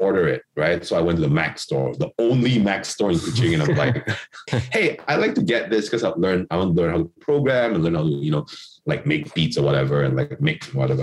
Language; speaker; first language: English; non-native, local second language; Chinese